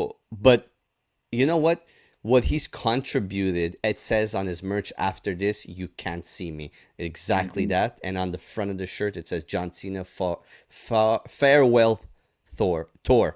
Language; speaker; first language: English; native; English